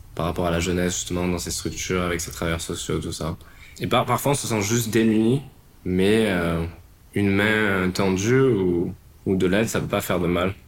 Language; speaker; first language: French; native; French